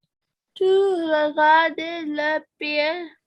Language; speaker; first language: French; non-native, learner; Hindi